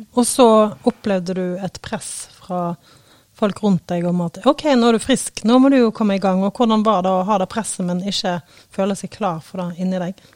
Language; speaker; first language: Norwegian; native; Norwegian